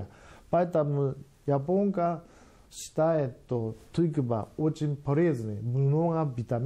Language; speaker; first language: Russian; non-native, learner; Japanese